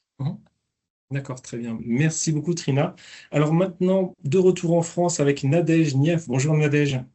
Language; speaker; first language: French; native; French